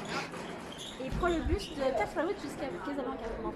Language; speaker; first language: French; native; French